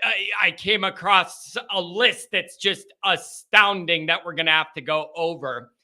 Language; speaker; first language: English; native; English